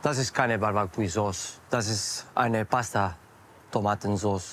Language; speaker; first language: German; non-native, learner; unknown